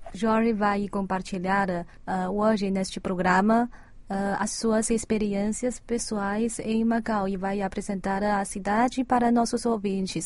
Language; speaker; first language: Portuguese; non-native, fluent; Chinese